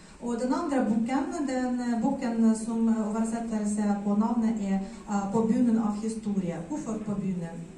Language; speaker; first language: Swedish; non-native, fluent; Ukrainian